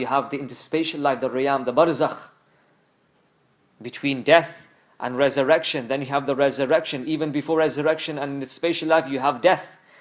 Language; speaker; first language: English; early bilingual, other home language; Urdu